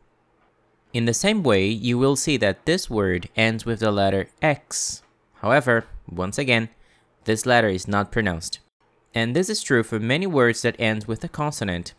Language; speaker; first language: English; non-native, fluent; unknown